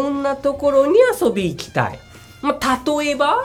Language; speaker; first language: Japanese; native; Japanese